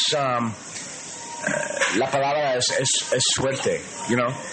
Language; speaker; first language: Spanish; non-native, learner; English